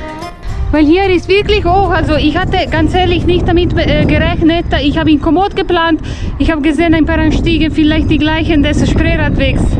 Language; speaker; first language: German; non-native, fluent; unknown